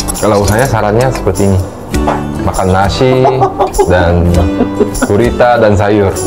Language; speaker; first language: Indonesian; non-native, fluent; Korean